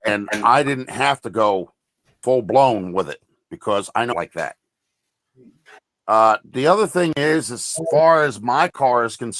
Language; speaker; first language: English; native; English